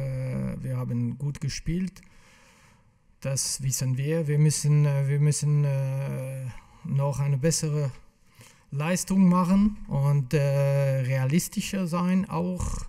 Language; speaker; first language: German; non-native, local second language; French